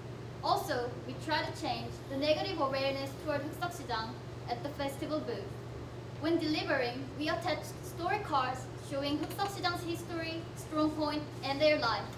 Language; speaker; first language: English; non-native, learner; Korean